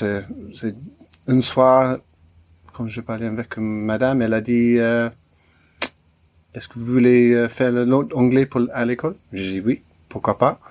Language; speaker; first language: French; non-native, learner; English